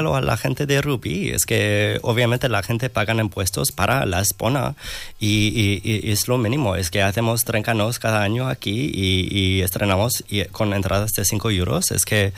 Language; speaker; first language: Spanish; non-native, learner; English